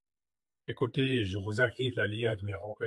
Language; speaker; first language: French; non-native, fluent; Arabic